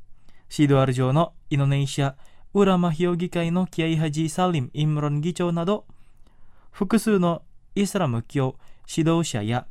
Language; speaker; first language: Japanese; non-native, fluent; Indonesian